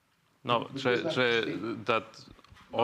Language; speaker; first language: English; non-native, fluent; Spanish